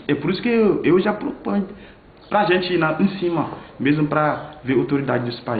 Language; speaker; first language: Portuguese; non-native, fluent; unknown